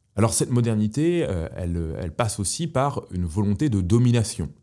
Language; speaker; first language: French; native; French